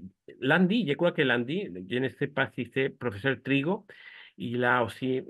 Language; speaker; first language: French; non-native, fluent; Spanish